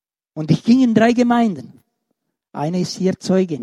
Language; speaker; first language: German; non-native, fluent; Romanian